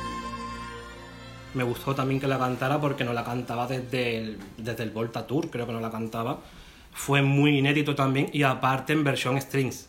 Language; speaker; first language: Spanish; native; Spanish